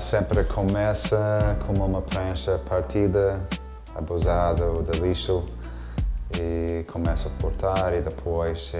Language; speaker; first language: Portuguese; non-native, fluent; English